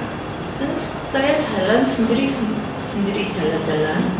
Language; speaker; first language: Indonesian; non-native, learner; Korean